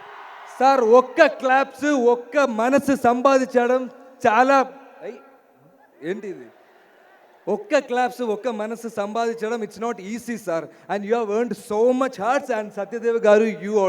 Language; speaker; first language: Telugu; non-native, learner; Malayalam